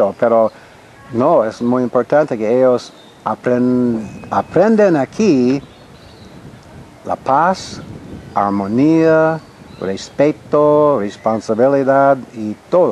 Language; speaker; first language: Spanish; non-native, fluent; English